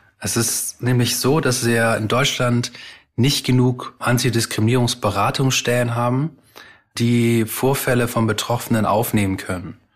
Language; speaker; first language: German; early bilingual, other home language; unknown